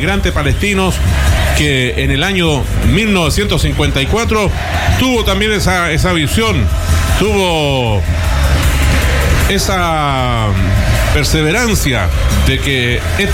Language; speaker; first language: Spanish; native; Spanish